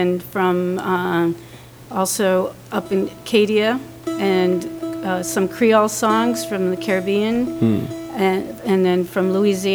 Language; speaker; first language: English; early bilingual, other home language; French